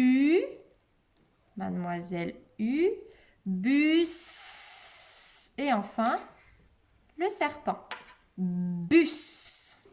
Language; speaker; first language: French; native; French